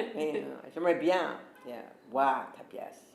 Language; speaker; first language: French; non-native, fluent; English